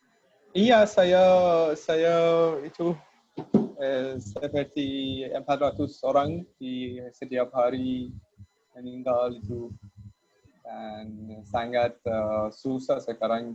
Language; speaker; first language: Indonesian; non-native, learner; Persian